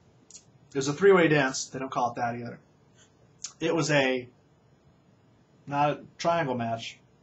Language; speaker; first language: English; native; English